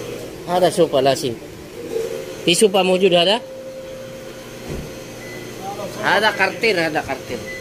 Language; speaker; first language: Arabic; non-native, learner; Filipino